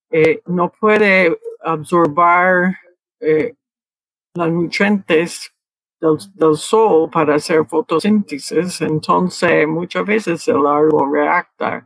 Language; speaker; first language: Spanish; early bilingual, heritage; Spanish